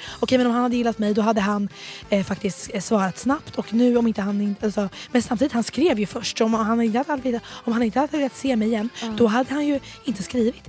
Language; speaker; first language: Swedish; native; Swedish